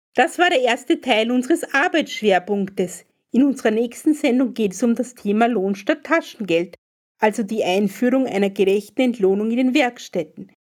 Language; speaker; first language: German; native; German